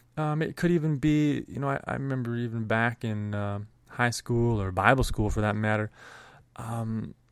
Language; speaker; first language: English; native; English